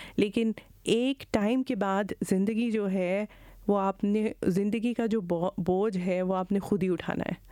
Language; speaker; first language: Urdu; non-native, local second language; Punjabi